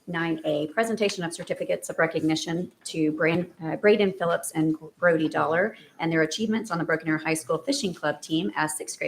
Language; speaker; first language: English; native; English